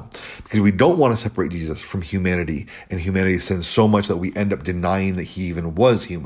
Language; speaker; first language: English; native; English